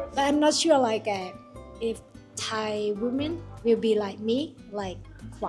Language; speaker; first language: English; non-native, learner; Thai